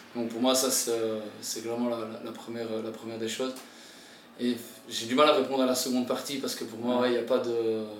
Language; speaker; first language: French; native; French